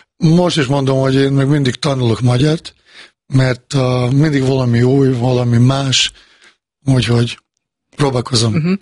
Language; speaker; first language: Hungarian; non-native, fluent; Bosnian